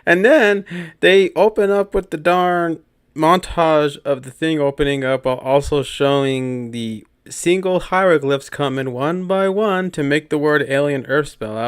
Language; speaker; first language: English; native; English